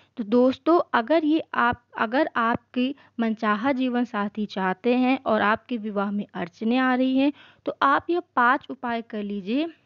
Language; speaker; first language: Hindi; native; Hindi